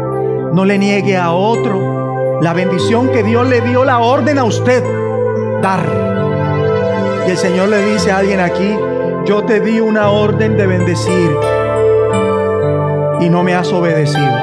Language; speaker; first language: Spanish; native; Spanish